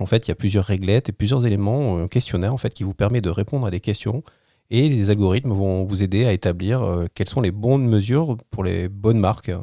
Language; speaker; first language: French; native; French